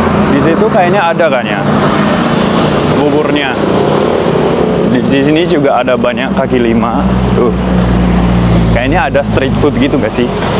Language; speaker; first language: Indonesian; non-native, fluent; Japanese